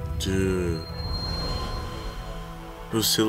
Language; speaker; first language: English; native; English